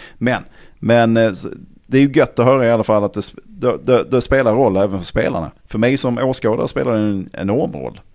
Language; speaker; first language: Swedish; native; Swedish